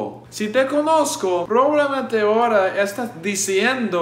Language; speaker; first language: Spanish; non-native, learner; English